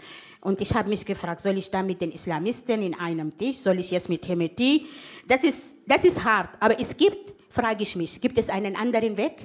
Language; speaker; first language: German; non-native, fluent; Arabic